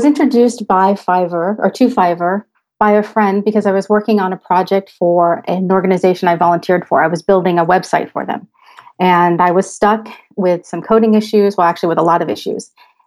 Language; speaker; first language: English; native; English